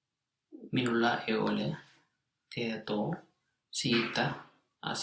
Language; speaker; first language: Finnish; non-native, learner; English